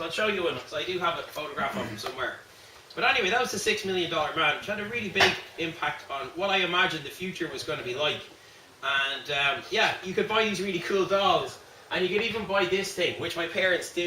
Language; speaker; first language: English; native; English